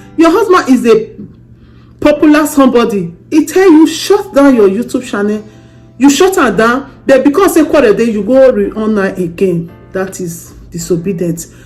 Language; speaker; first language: Nigerian Pidgin; native; Nigerian Pidgin